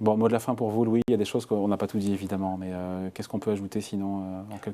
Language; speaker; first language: French; native; French